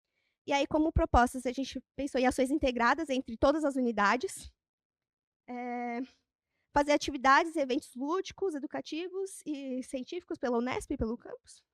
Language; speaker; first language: Portuguese; native; Portuguese